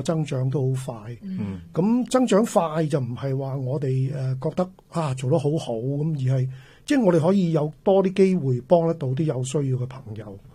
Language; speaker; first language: Cantonese; native; Cantonese